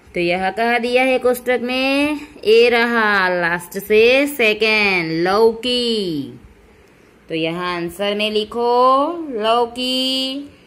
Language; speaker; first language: Hindi; non-native, local second language; Gujarati